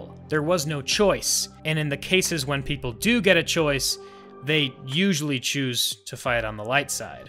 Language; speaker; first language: English; native; English